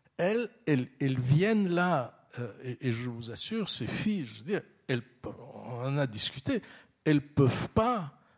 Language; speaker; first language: French; early bilingual, other home language; Turkish